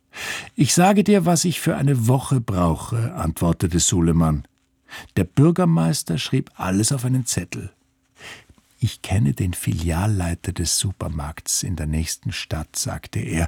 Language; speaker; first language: German; native; German